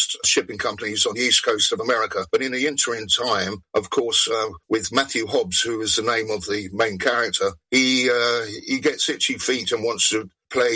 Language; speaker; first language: English; native; English